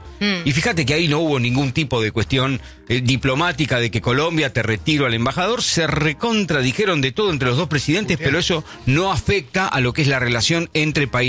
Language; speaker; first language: Spanish; native; Spanish